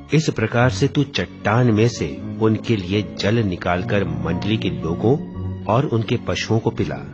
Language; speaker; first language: Hindi; native; Hindi